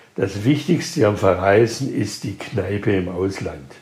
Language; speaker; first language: German; native; German